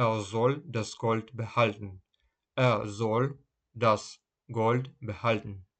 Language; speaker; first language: German; non-native, fluent; Ukrainian